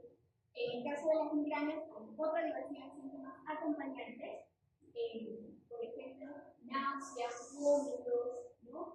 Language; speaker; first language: Spanish; native; Spanish